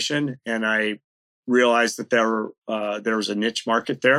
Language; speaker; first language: English; native; English